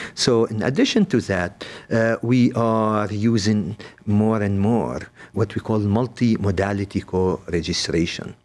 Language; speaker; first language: English; non-native, fluent; Arabic